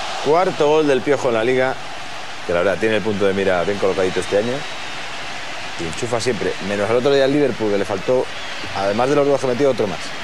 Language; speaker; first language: Spanish; native; Spanish